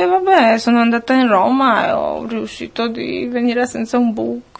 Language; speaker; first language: Italian; non-native, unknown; Polish